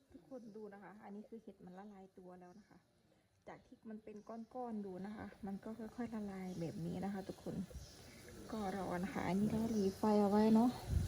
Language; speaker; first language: Thai; non-native, local second language; Northern Khmer